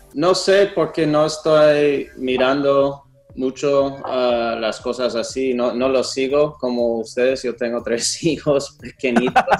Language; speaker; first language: Spanish; non-native, fluent; English